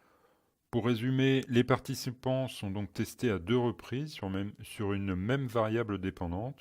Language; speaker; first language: French; native; French